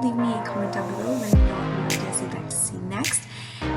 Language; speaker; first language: English; native; English